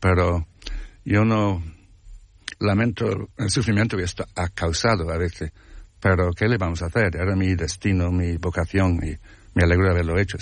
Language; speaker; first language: Spanish; non-native, fluent; English